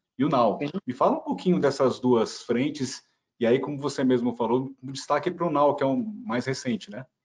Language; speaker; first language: Portuguese; native; Portuguese